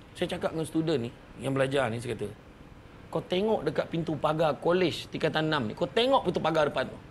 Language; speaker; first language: Malay; native; Malay